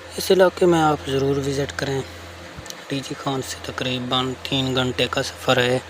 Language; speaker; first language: Urdu; non-native, local second language; Baluchi